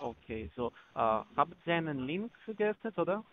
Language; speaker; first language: German; non-native, learner; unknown